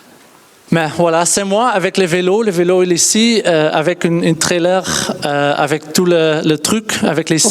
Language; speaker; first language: French; non-native, learner; Dutch